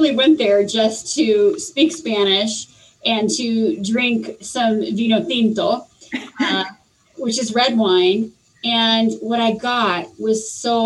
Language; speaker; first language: English; native; English